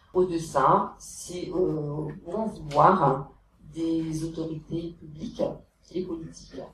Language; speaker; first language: French; native; French